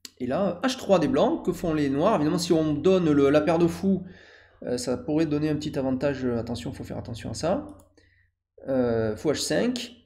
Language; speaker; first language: French; native; French